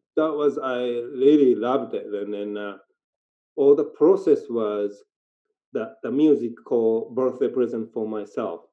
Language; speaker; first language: English; non-native, learner; Japanese